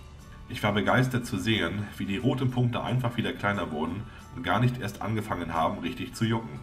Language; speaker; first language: German; native; German